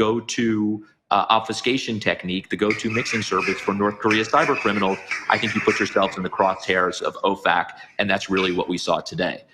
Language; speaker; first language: English; native; English